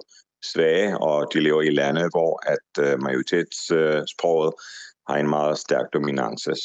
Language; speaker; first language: Danish; non-native, fluent; Hebrew